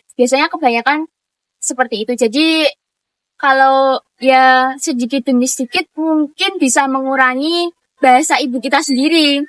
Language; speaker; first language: Indonesian; non-native, local second language; Javanese